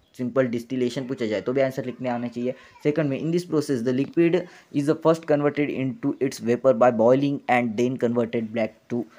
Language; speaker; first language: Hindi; non-native, local second language; Marathi